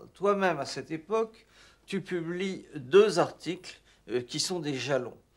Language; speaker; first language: French; native; French